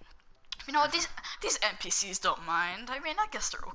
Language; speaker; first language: English; native; English